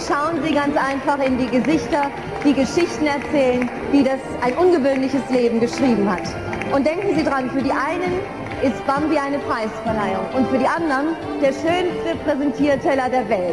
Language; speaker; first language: German; native; German